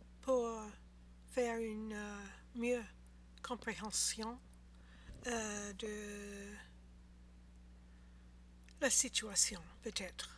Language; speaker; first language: French; non-native, learner; English